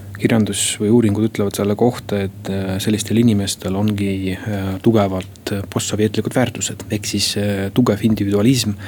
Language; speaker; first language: Estonian; non-native, local second language; Russian